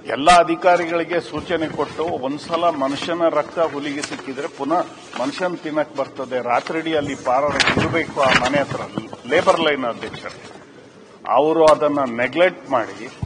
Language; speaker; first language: Kannada; non-native, local second language; Kodava